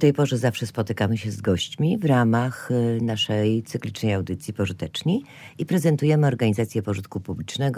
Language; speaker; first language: Polish; native; Polish